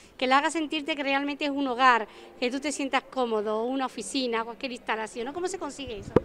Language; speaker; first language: Spanish; native; Spanish